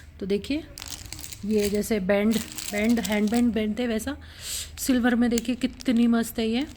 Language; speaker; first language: Hindi; non-native, local second language; Marathi